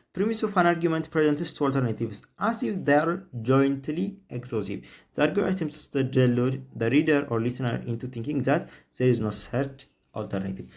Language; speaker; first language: English; non-native, local second language; Amharic